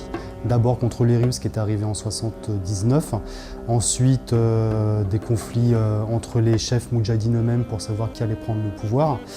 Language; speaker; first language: French; native; French